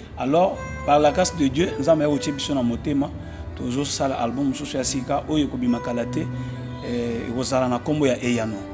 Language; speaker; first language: Lingala; non-native, local second language; Luba-Lulua